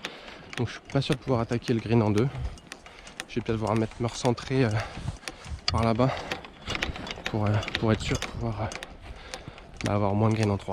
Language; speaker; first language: French; native; French